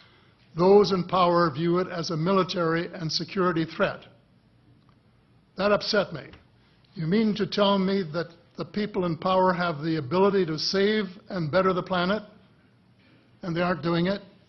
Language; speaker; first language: English; native; English